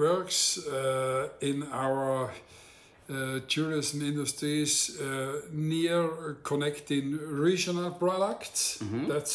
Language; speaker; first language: English; non-native, learner; Italian